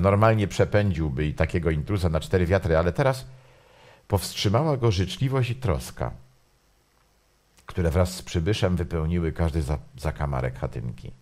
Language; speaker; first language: Polish; native; Polish